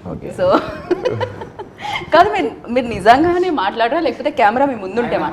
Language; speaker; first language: Telugu; native; Telugu